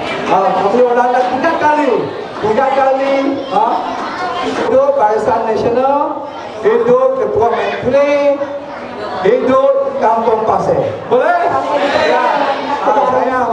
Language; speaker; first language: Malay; non-native, local second language; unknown